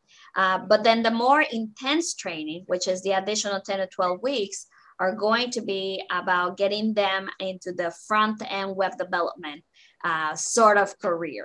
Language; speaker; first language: English; non-native, fluent; Spanish